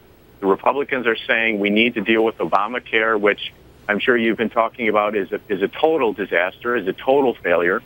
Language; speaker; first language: English; native; English